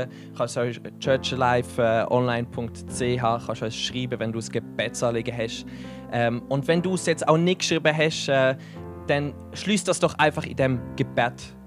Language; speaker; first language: German; native; German